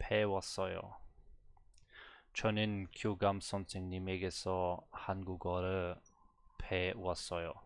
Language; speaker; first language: Korean; non-native, learner; German